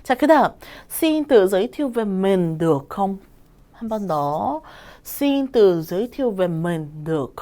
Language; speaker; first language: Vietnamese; non-native, fluent; Korean